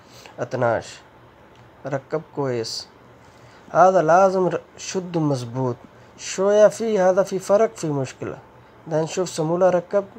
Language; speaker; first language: Arabic; non-native, learner; Urdu